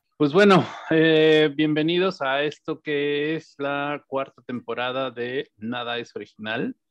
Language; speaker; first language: Spanish; native; Spanish